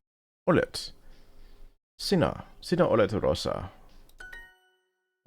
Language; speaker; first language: Finnish; non-native, learner; English